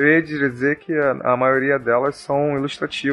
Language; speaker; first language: Portuguese; native; Portuguese